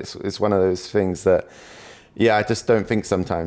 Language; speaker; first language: English; native; English